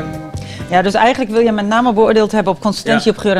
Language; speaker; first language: Dutch; native; Dutch